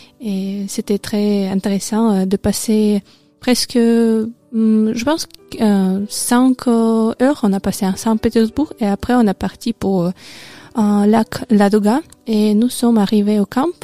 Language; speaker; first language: French; non-native, learner; Russian